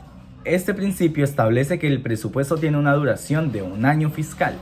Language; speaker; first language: Spanish; native; Spanish